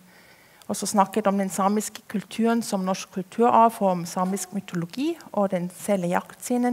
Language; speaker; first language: Norwegian; non-native, fluent; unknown